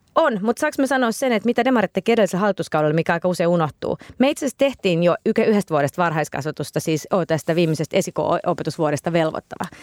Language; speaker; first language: Finnish; native; Finnish